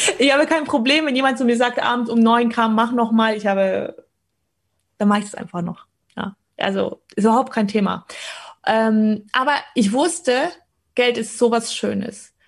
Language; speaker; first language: German; early bilingual, other home language; Polish